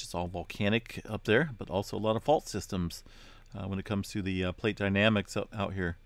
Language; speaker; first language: English; native; English